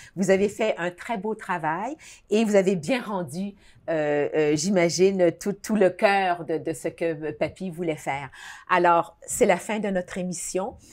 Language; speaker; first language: French; native; French